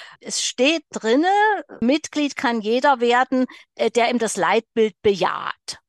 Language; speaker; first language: German; native; German